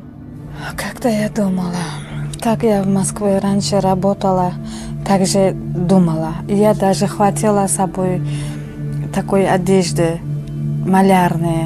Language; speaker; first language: Russian; non-native, learner; Uzbek